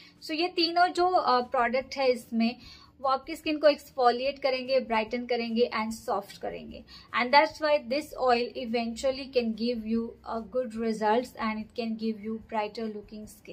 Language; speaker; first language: Hindi; native; Hindi